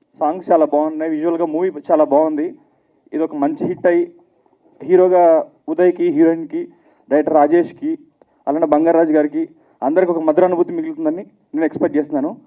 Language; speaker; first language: Telugu; native; Telugu